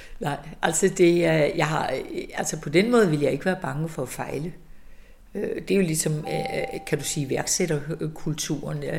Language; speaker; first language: Danish; native; Danish